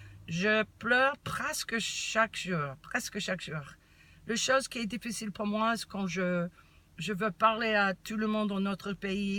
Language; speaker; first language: French; non-native, learner; English